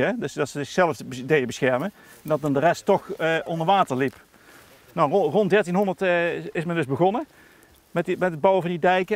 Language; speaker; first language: Dutch; native; Dutch